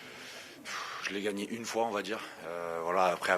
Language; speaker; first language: French; native; French